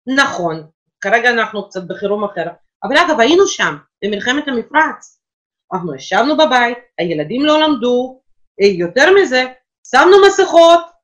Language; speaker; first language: Hebrew; non-native, fluent; Russian